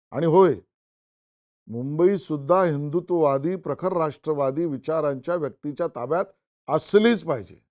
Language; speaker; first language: Marathi; native; Marathi